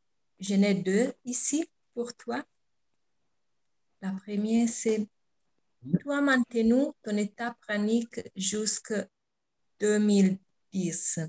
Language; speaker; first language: French; non-native, fluent; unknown